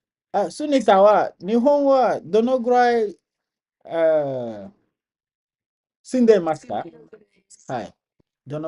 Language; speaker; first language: Japanese; non-native, learner; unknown